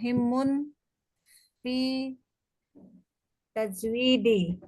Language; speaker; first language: Arabic; non-native, learner; Indonesian